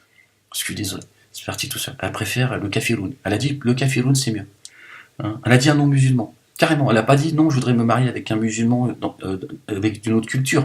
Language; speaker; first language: French; native; French